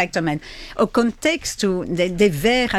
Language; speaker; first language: Portuguese; non-native, fluent; French